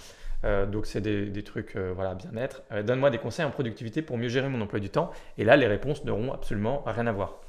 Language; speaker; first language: French; native; French